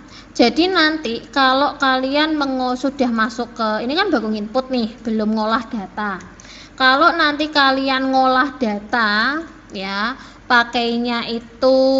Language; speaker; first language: Indonesian; native; Indonesian